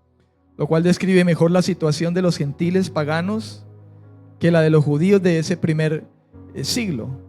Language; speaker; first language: Spanish; native; Spanish